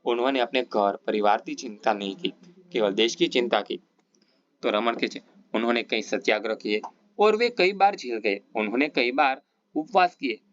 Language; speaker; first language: Hindi; non-native, local second language; Gujarati